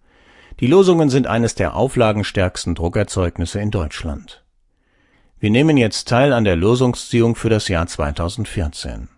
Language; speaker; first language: German; native; German